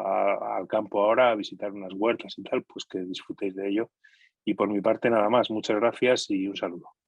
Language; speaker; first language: Spanish; native; Spanish